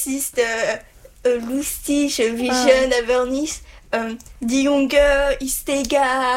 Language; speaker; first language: German; non-native, learner; French